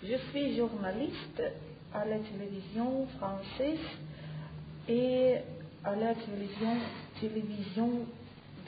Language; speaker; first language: French; non-native, learner; Russian